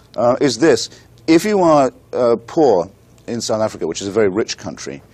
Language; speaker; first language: English; native; English